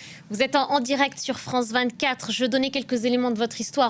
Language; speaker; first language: French; native; French